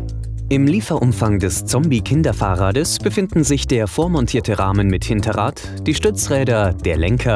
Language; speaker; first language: German; native; German